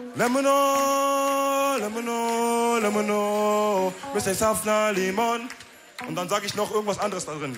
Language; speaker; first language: German; early bilingual, other home language; Wolof